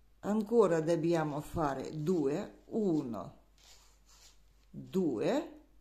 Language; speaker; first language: Italian; non-native, learner; Russian